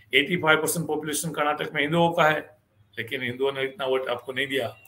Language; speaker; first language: Hindi; non-native, local second language; Gujarati